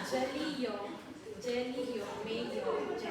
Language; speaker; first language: Chinese; non-native, learner; Filipino